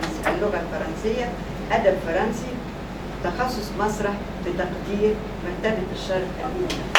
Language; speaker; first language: Arabic; native; Arabic